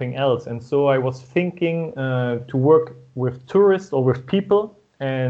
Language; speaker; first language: English; non-native, fluent; German